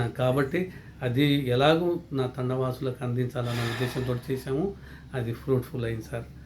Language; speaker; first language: Telugu; non-native, local second language; Lambadi